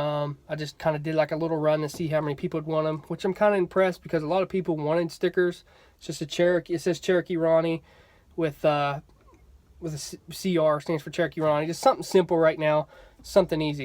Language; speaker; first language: English; native; English